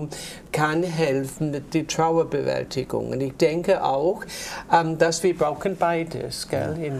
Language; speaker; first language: German; non-native, fluent; English